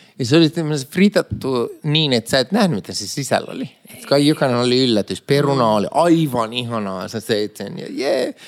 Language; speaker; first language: Finnish; early bilingual, other home language; Persian